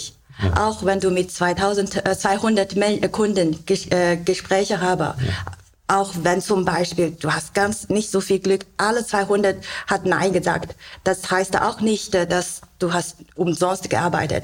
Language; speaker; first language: German; non-native, learner; Chinese